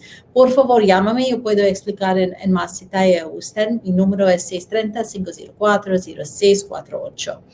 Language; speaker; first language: Spanish; non-native, learner; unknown